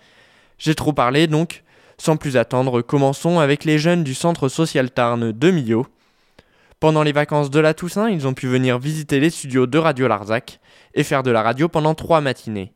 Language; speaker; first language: French; native; French